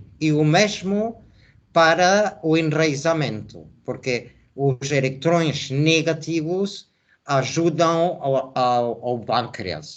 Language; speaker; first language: Portuguese; non-native, fluent; Spanish